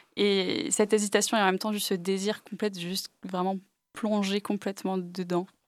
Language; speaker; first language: French; early bilingual, other home language; English